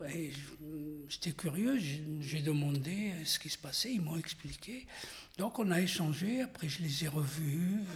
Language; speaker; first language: French; non-native, local second language; Arabic